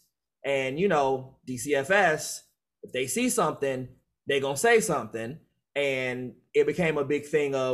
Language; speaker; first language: English; native; English